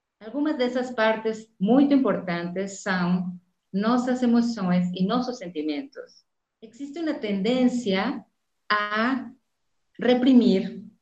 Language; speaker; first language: Spanish; non-native, fluent; Portuguese